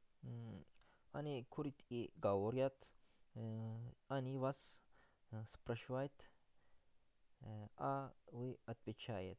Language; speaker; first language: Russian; non-native, learner; Turkish